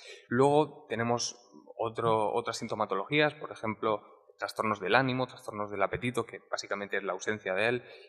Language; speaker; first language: Spanish; native; Spanish